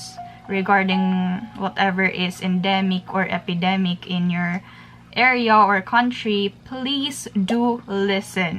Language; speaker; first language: English; non-native, local second language; Filipino